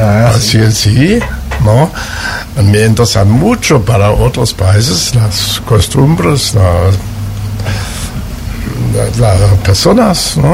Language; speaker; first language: Spanish; non-native, learner; German